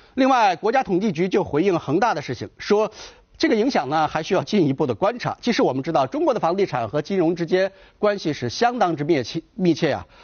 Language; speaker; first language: Chinese; native; Chinese